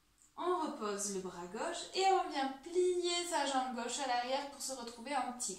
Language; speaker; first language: French; native; French